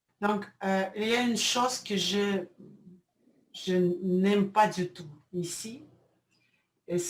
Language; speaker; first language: French; non-native, fluent; Russian